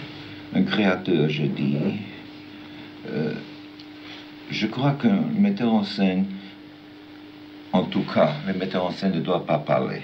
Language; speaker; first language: French; non-native, learner; German